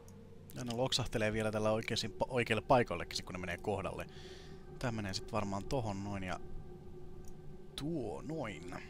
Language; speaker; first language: Finnish; native; Finnish